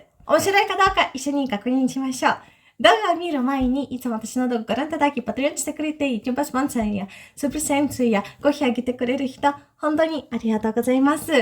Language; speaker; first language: Japanese; non-native, fluent; Ukrainian